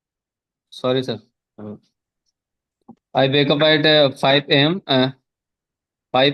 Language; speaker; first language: English; non-native, learner; Hindi